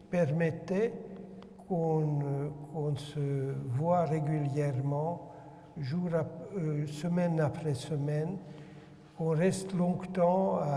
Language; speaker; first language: French; non-native, fluent; Hungarian